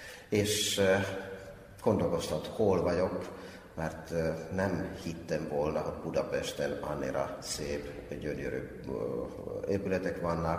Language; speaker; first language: Hungarian; non-native, fluent; Finnish